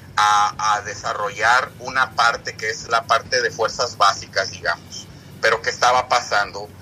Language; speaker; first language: Spanish; native; Spanish